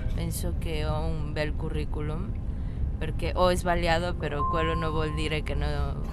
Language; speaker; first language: Italian; non-native, learner; Spanish